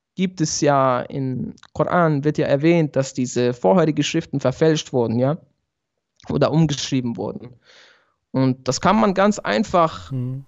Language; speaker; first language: German; early bilingual, other home language; Italian